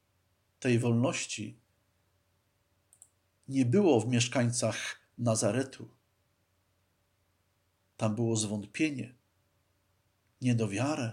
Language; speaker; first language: Polish; native; Polish